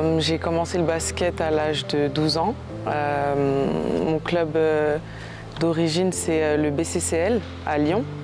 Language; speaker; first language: French; early bilingual, other home language; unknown